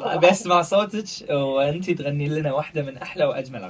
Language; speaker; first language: Arabic; native; Arabic